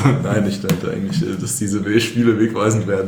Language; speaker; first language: German; native; German